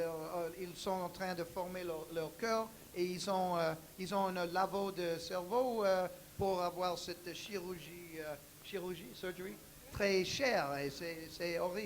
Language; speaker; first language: French; non-native, learner; English